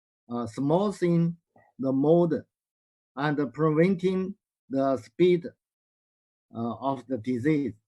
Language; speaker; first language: English; non-native, learner; Chinese